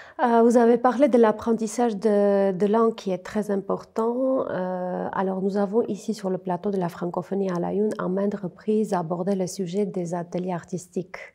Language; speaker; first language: French; non-native, fluent; Armenian